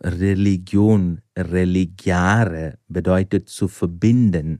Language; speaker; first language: German; non-native, fluent; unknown